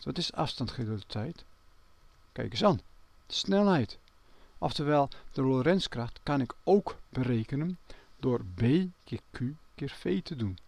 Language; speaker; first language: Dutch; native; Dutch